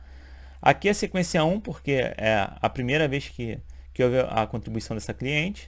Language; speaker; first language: Portuguese; native; Portuguese